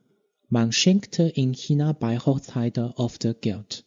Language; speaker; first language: German; non-native, fluent; Chinese